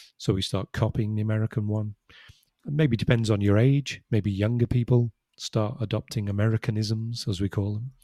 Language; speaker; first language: English; native; English